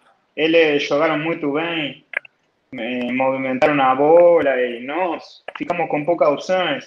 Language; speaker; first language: Portuguese; non-native, fluent; Spanish